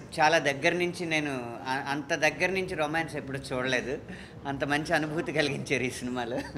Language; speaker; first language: Telugu; native; Telugu